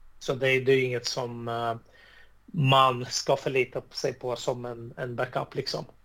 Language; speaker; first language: Swedish; early bilingual, other home language; Arabic